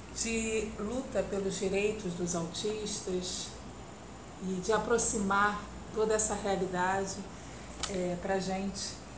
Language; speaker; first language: Portuguese; native; Portuguese